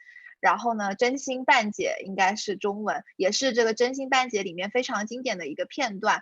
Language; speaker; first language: Chinese; native; Chinese